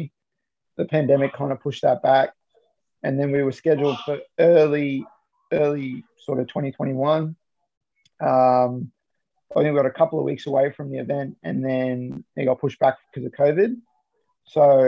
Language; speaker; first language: English; native; English